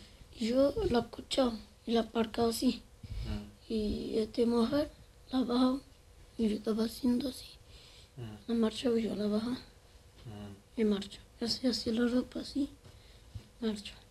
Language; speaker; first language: Spanish; non-native, learner; Arabic